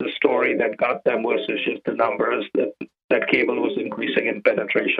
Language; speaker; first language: English; non-native, local second language; Gujarati